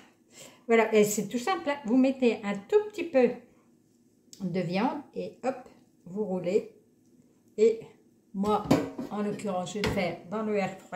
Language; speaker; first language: French; native; French